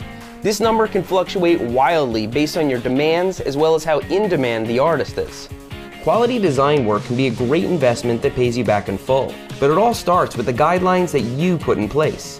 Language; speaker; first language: English; native; English